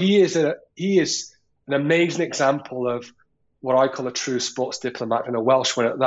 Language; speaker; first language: English; native; English